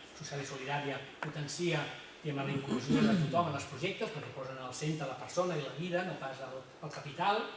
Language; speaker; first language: Catalan; native; Catalan